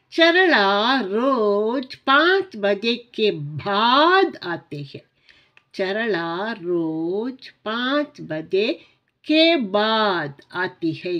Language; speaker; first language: Hindi; non-native, local second language; Tamil